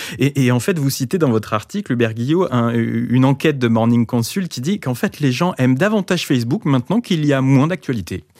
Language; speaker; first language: French; native; French